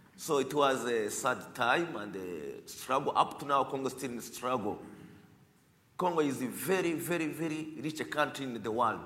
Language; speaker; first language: English; non-native, learner; Kinyarwanda